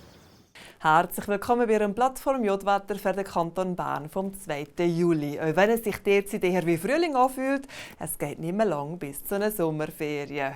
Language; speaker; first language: German; native; German